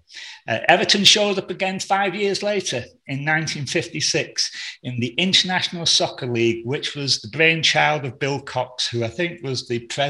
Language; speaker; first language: English; native; English